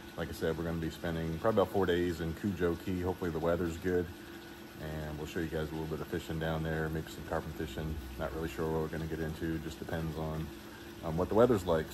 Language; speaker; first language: English; native; English